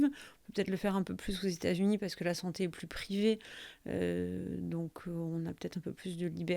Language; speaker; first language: French; native; French